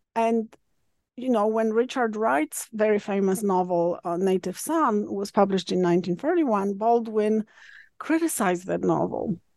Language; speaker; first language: English; non-native, fluent; Polish